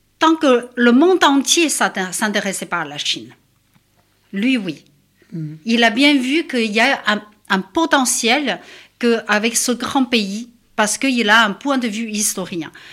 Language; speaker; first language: French; non-native, fluent; Chinese